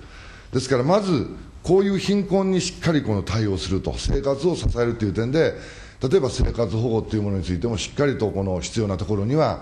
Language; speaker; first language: Japanese; native; Japanese